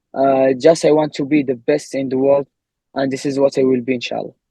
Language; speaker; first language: English; non-native, learner; Arabic